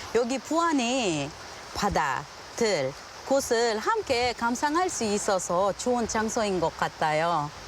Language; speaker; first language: Korean; non-native, fluent; Uzbek